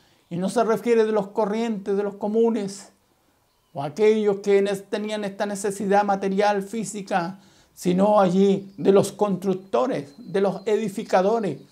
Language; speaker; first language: Spanish; native; Spanish